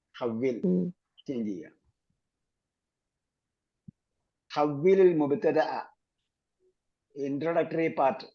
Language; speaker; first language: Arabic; non-native, fluent; Malayalam